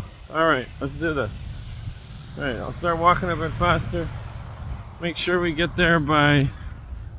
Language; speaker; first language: English; native; English